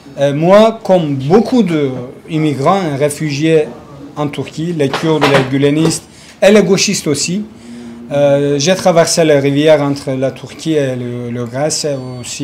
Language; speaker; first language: French; non-native, learner; Kurdish